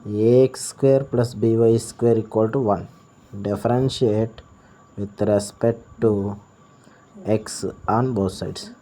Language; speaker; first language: English; non-native, local second language; Telugu